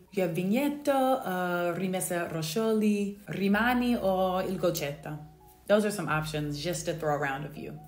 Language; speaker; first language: English; native; English